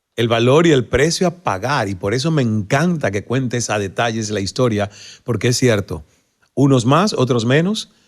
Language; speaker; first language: Spanish; native; Spanish